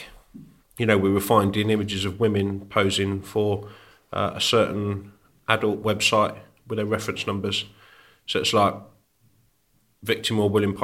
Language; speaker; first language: English; native; English